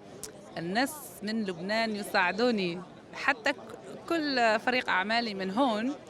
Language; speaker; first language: Arabic; non-native, learner; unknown